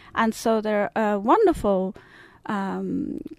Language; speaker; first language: English; non-native, fluent; Italian